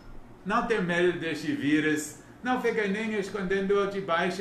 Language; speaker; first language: Portuguese; non-native, learner; English